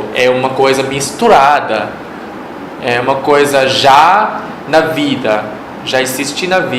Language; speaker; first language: Portuguese; non-native, fluent; Chinese